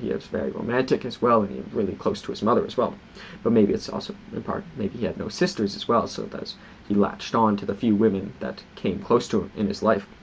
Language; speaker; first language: English; native; English